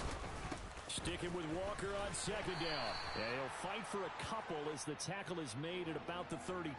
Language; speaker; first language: English; native; English